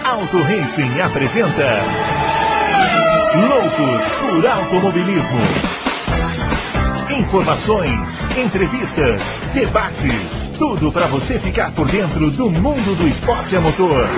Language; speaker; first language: Portuguese; native; Portuguese